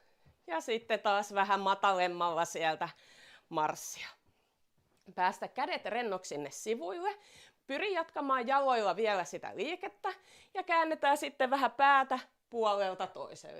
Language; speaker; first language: Finnish; native; Finnish